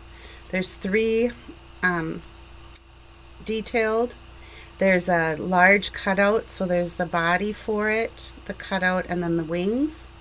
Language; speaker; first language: English; native; English